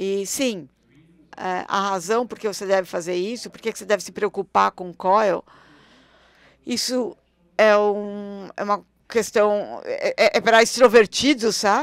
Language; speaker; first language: Portuguese; non-native, fluent; German